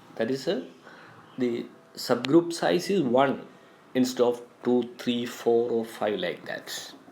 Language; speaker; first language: English; non-native, local second language; Malayalam